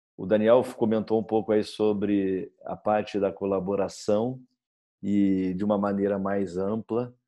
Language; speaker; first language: Portuguese; native; Portuguese